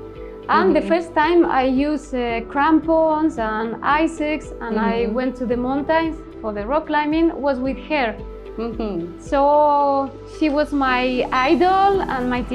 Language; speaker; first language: English; non-native, learner; Spanish